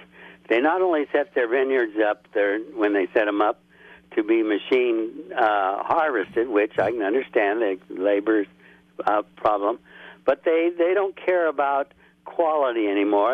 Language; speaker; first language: English; native; English